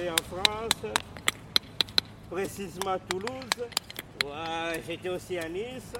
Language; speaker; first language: French; non-native, local second language; Portuguese